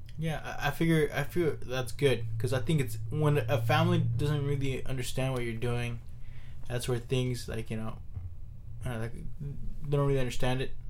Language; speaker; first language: English; native; English